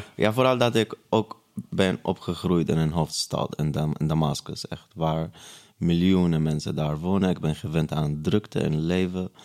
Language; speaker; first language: Dutch; non-native, fluent; Arabic